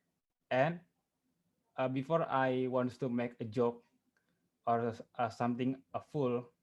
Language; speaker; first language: English; non-native, learner; Indonesian